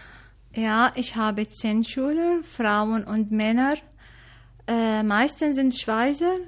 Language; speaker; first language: German; non-native, learner; Arabic